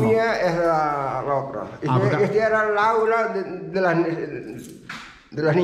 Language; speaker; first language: Spanish; non-native, local second language; Galician